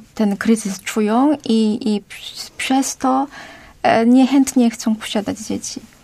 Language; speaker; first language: Polish; non-native, fluent; Korean